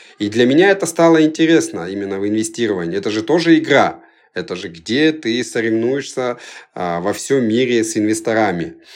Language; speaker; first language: Russian; early bilingual, other home language; Georgian